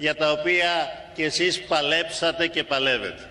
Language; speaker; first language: Greek; native; Greek